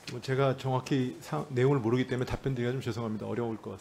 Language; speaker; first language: Korean; native; Korean